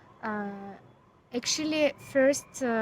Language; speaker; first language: English; non-native, learner; Ukrainian